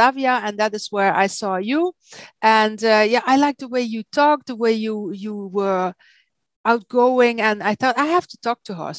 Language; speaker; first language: English; non-native, fluent; Dutch